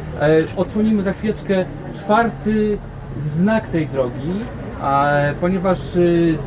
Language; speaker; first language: Polish; native; Polish